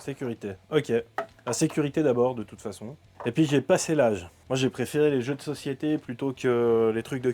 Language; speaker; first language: French; native; French